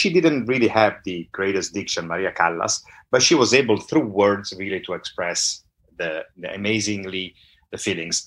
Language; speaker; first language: English; non-native, fluent; Italian